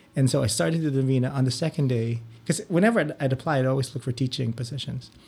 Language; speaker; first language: English; non-native, local second language; Filipino